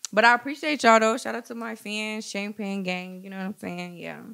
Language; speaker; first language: English; native; English